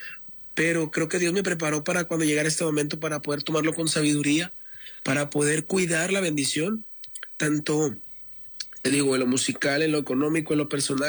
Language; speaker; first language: Spanish; native; Spanish